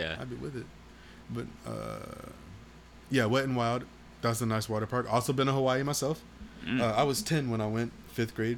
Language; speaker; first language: English; native; English